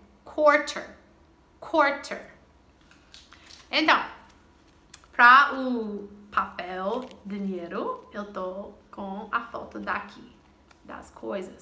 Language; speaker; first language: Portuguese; non-native, fluent; English